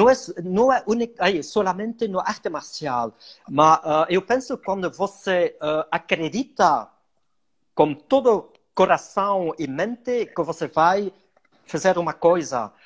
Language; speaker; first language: Portuguese; non-native, learner; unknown